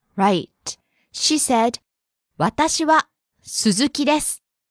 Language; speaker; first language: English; non-native, fluent; Japanese